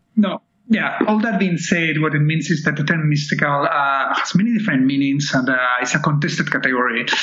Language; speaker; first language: English; non-native, fluent; Spanish